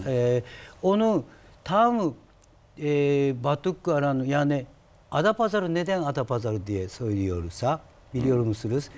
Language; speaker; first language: Turkish; non-native, learner; Japanese